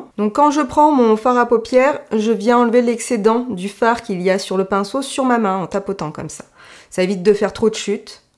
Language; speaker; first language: French; native; French